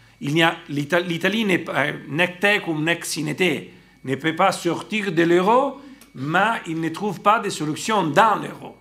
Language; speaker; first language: French; non-native, fluent; Italian